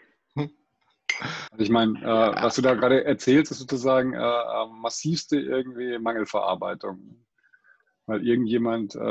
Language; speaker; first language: German; non-native, fluent; English